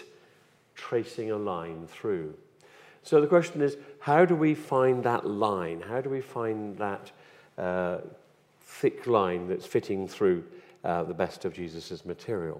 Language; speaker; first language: English; native; English